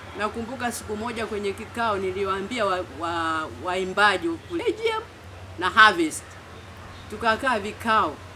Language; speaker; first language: Swahili; native; Swahili